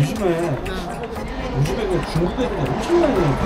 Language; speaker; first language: Korean; native; Korean